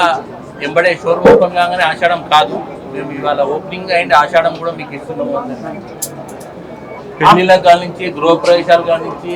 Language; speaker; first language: Telugu; native; Telugu